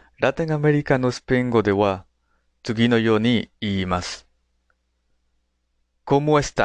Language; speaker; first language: Japanese; native; Japanese